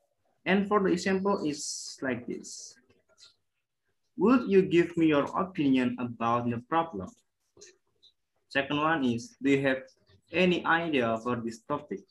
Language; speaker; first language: English; non-native, learner; Indonesian